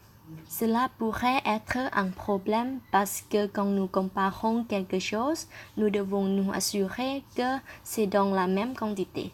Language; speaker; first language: French; non-native, fluent; Thai